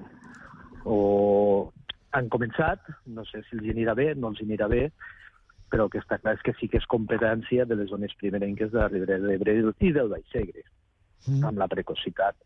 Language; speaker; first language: Catalan; native; Catalan